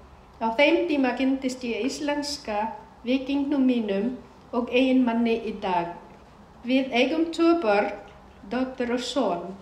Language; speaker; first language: Icelandic; non-native, fluent; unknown